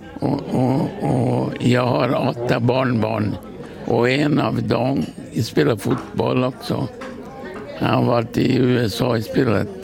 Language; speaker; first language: Swedish; early bilingual, other home language; Portuguese